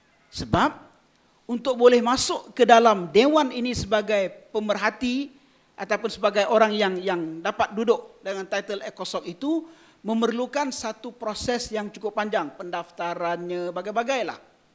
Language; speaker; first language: Malay; native; Malay